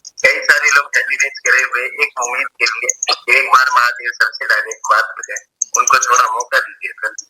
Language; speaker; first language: Hindi; native; Hindi